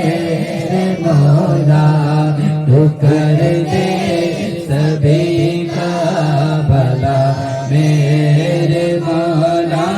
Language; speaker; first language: Urdu; native; Urdu